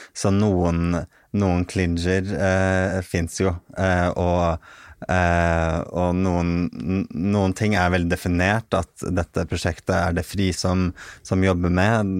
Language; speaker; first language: Norwegian; early bilingual, other home language; Arabic